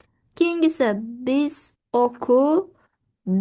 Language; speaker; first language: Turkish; non-native, fluent; Uzbek